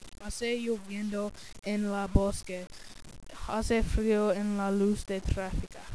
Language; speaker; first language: Spanish; non-native, learner; English